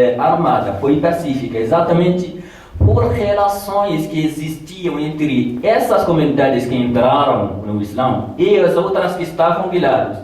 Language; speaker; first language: Portuguese; non-native, fluent; Tamasheq